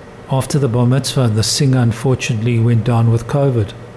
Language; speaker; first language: English; native; English